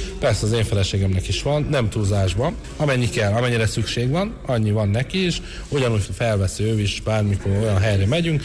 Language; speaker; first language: Hungarian; non-native, local second language; Romany